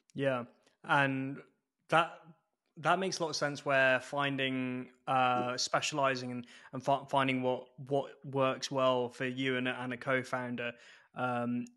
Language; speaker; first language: English; native; English